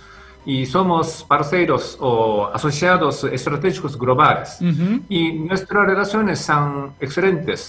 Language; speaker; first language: Spanish; non-native, fluent; Japanese